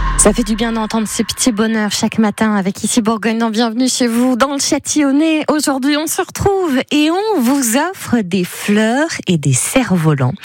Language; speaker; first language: French; native; French